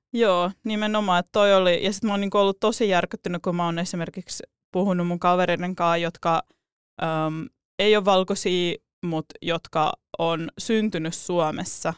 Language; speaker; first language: Finnish; early bilingual, other home language; Russian